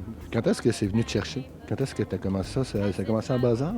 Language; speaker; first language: French; native; French